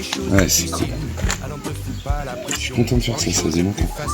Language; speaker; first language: French; native; French